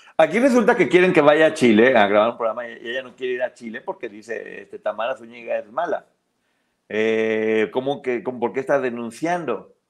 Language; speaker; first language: Spanish; native; Spanish